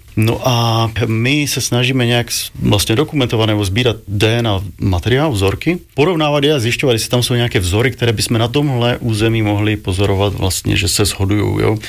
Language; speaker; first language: Czech; native; Czech